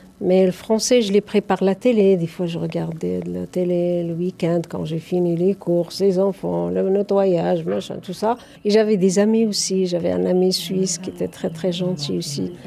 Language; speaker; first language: French; non-native, fluent; Arabic